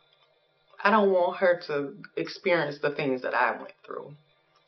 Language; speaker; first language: English; native; English